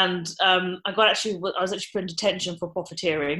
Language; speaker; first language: English; native; English